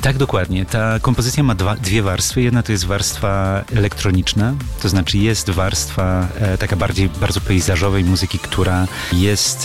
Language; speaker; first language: Polish; native; Polish